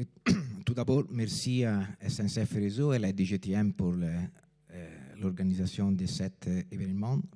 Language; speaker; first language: French; non-native, fluent; Italian